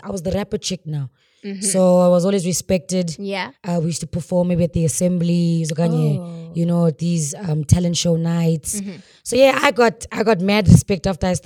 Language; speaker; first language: English; non-native, local second language; Xhosa